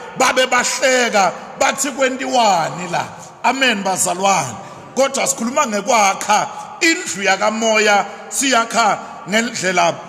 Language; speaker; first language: Zulu; non-native, local second language; Swati